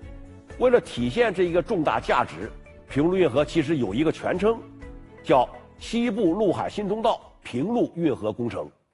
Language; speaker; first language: Chinese; native; Chinese